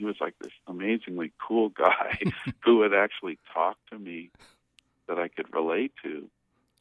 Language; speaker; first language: English; native; English